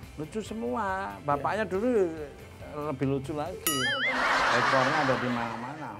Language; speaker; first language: Indonesian; non-native, local second language; Javanese